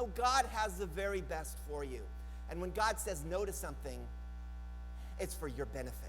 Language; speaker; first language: English; native; English